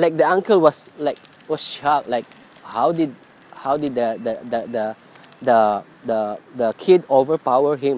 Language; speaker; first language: English; non-native, local second language; Filipino